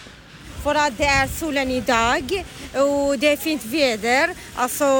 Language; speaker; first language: Swedish; non-native, learner; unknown